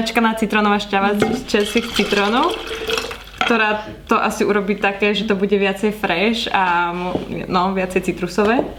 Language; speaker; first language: Slovak; native; Slovak